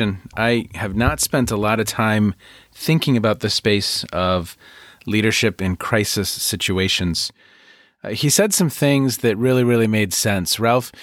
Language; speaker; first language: English; native; English